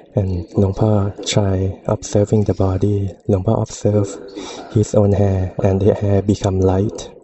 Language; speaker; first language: English; non-native, fluent; Thai